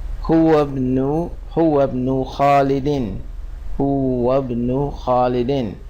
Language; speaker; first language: Arabic; non-native, fluent; English